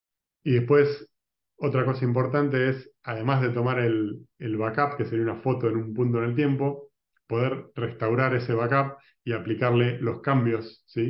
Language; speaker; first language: Spanish; native; Spanish